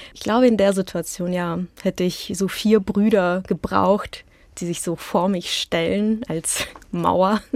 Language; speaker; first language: German; early bilingual, other home language; Russian